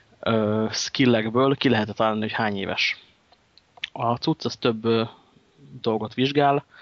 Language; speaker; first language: Hungarian; native; Hungarian